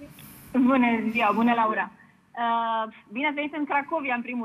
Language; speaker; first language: Romanian; native; Romanian